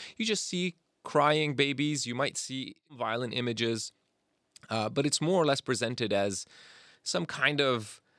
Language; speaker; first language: English; early bilingual, other home language; Arabic